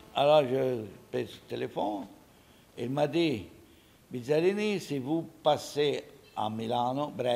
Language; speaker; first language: French; non-native, learner; Italian